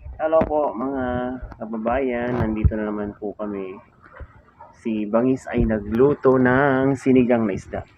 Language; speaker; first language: Filipino; non-native, local second language; Iloko